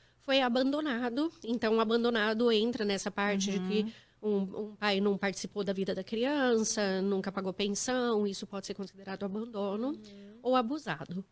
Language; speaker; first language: Portuguese; native; Portuguese